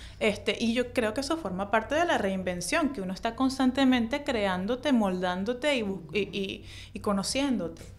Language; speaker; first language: Spanish; native; Spanish